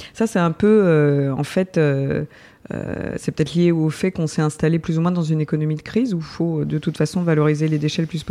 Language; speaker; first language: French; native; French